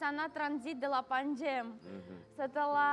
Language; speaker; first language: Indonesian; non-native, learner; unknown